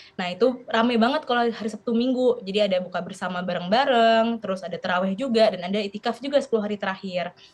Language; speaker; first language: Indonesian; native; Indonesian